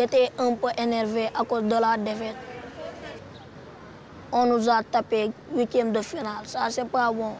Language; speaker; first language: French; non-native, learner; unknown